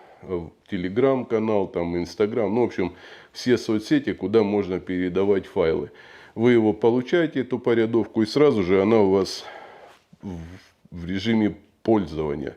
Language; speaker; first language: Russian; native; Russian